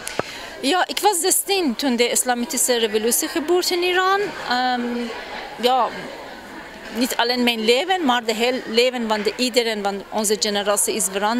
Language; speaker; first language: Dutch; non-native, fluent; Persian